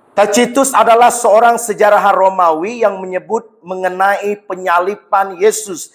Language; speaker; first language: Malay; non-native, local second language; Iban